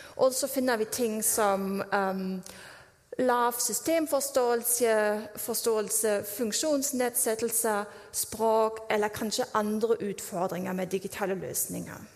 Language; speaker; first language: Norwegian; non-native, fluent; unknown